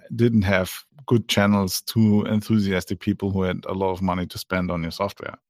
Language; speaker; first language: English; non-native, fluent; German